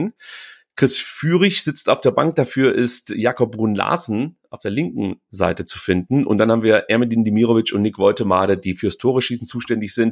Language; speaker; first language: German; native; German